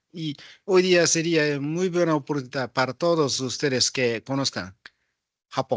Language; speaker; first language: Spanish; non-native, fluent; Japanese